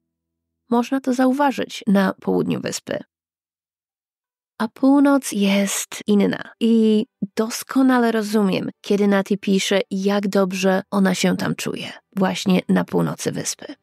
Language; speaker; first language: Polish; native; Polish